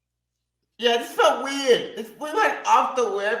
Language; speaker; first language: English; native; English